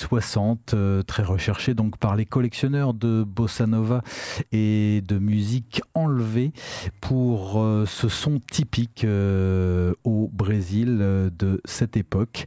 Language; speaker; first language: French; native; French